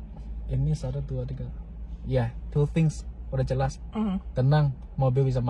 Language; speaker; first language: Indonesian; non-native, learner; Chinese